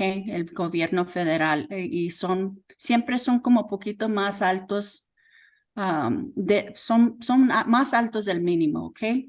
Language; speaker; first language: Spanish; early bilingual, heritage; Spanish